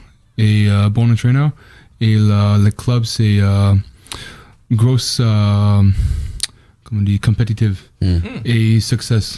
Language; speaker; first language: French; non-native, learner; English